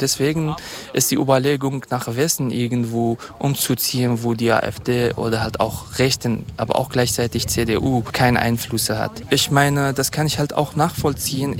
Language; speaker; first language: German; non-native, fluent; Kurdish